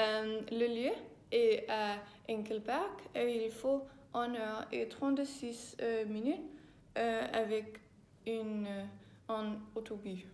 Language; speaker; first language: French; non-native, learner; Danish